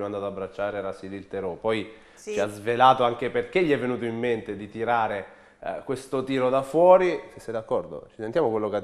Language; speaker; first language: Italian; native; Italian